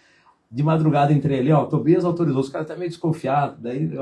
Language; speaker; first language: Portuguese; native; Portuguese